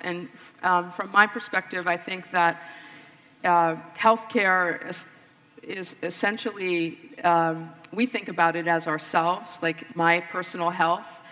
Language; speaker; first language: English; native; English